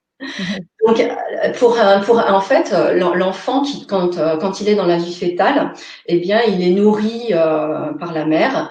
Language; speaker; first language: French; native; French